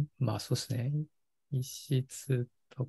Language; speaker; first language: Japanese; native; Japanese